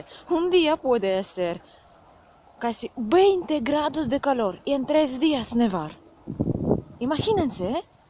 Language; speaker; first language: Spanish; non-native, fluent; Russian